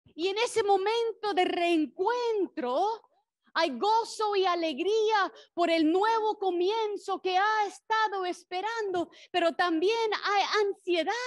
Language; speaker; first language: Spanish; non-native, fluent; English